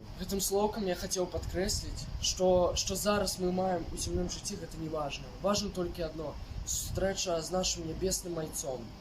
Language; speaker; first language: Belarusian; non-native, local second language; Russian